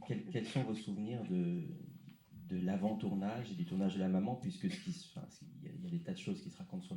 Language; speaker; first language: French; native; French